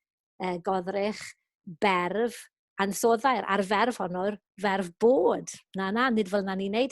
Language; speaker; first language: Welsh; native; Welsh